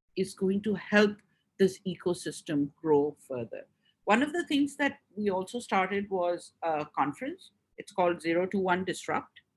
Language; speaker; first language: English; non-native, local second language; Urdu